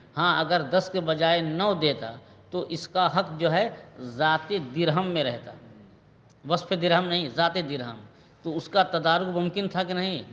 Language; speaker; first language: Urdu; native; Urdu